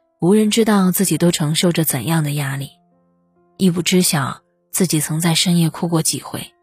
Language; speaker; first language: Chinese; native; Chinese